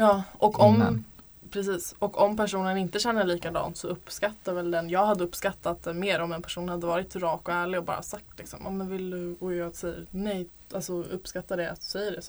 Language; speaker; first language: Swedish; native; Swedish